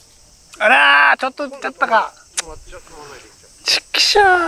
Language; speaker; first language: Japanese; native; Japanese